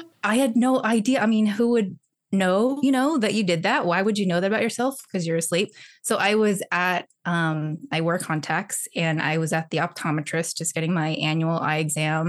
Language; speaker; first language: English; early bilingual, other home language; Chinese